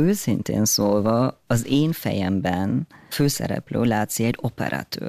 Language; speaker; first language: Hungarian; non-native, fluent; German